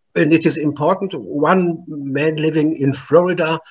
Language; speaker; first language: English; non-native, learner; German